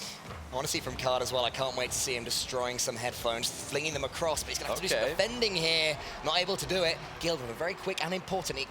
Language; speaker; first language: English; native; English